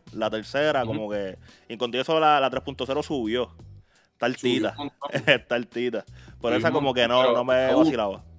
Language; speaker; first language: Spanish; native; Spanish